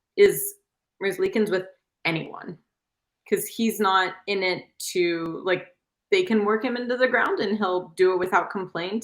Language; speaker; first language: English; native; English